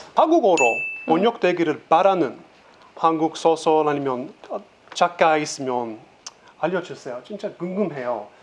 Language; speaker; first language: Korean; non-native, fluent; English